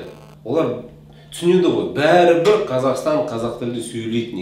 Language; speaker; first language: Kazakh; non-native, local second language; Russian